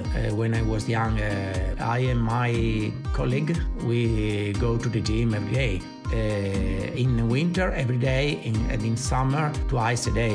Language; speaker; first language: English; non-native, learner; Italian